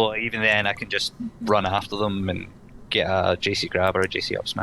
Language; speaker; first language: English; native; English